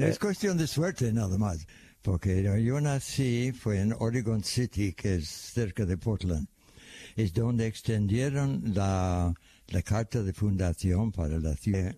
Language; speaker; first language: Spanish; non-native, fluent; English